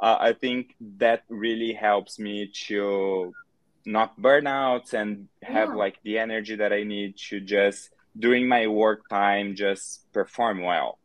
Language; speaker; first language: English; non-native, fluent; Portuguese